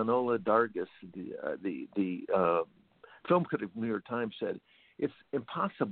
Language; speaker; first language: English; native; English